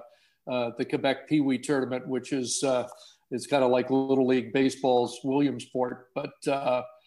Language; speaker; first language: English; native; English